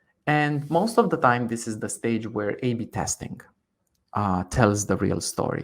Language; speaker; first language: English; non-native, fluent; Romanian